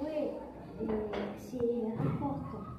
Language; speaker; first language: French; non-native, learner; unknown